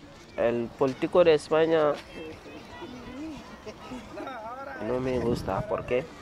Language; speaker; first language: Spanish; non-native, learner; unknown